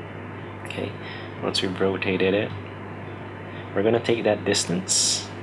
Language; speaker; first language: English; native; English